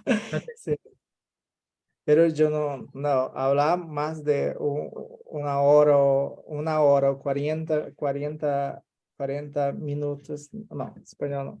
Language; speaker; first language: Spanish; non-native, learner; Portuguese